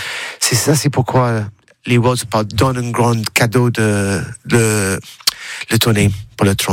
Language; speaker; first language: French; non-native, learner; English